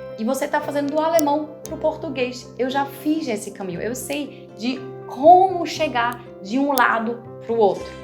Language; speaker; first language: Portuguese; non-native, fluent; German